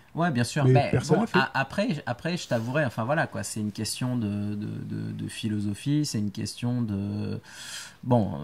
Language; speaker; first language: French; native; French